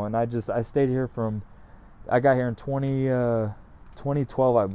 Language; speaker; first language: English; native; English